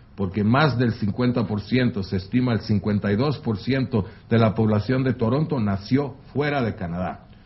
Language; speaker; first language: Spanish; non-native, fluent; French